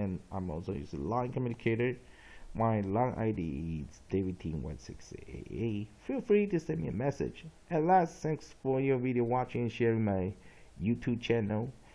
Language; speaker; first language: English; non-native, fluent; Chinese